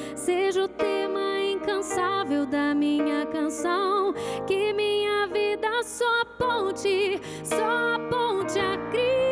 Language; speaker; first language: Portuguese; native; Portuguese